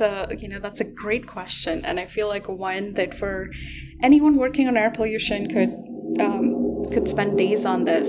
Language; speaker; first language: English; non-native, local second language; Hindi